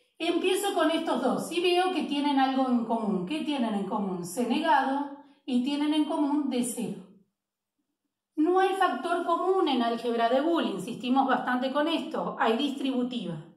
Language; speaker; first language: Spanish; native; Spanish